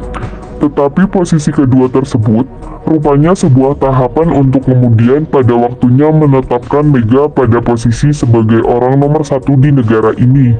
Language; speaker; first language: Indonesian; native; Indonesian